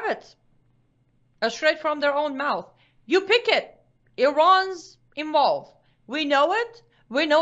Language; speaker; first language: English; non-native, fluent; Persian